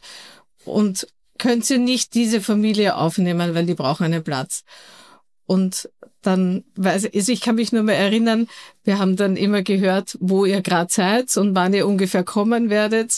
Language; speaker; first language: German; native; German